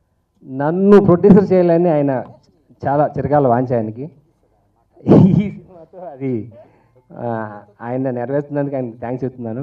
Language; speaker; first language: Telugu; native; Telugu